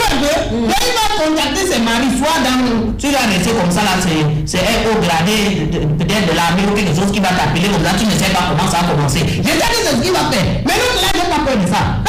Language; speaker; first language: French; native; French